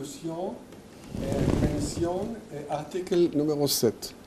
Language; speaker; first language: French; non-native, fluent; Hebrew